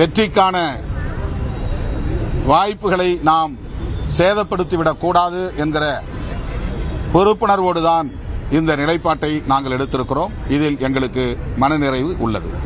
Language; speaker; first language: Tamil; native; Tamil